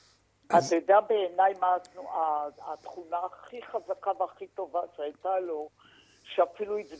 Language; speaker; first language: Hebrew; native; Hebrew